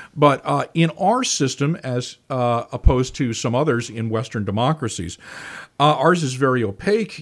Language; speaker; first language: English; native; English